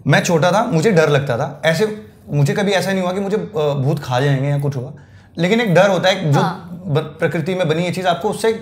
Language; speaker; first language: Hindi; native; Hindi